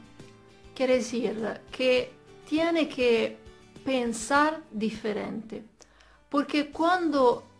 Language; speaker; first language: Spanish; non-native, fluent; Italian